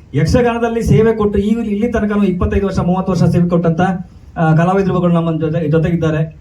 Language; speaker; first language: Kannada; native; Kannada